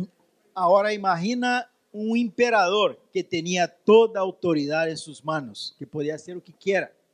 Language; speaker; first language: Spanish; non-native, learner; Portuguese